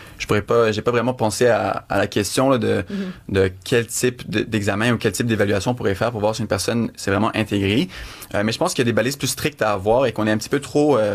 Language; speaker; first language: French; early bilingual, other home language; Arabic